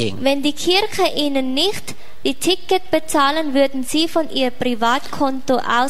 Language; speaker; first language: German; non-native, fluent; Thai